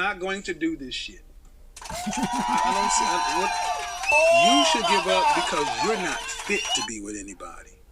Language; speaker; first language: English; native; English